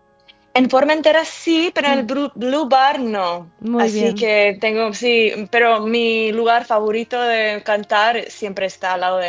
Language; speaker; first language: Spanish; early bilingual, heritage; English